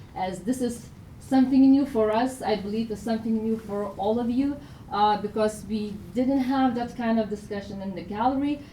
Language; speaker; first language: English; non-native, fluent; Lithuanian